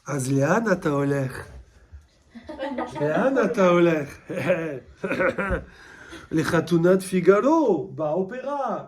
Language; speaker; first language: Hebrew; non-native, fluent; French